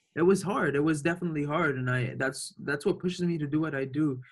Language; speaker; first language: English; early bilingual, other home language; Arabic